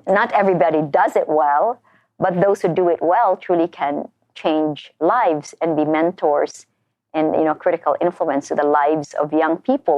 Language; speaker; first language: English; non-native, local second language; Filipino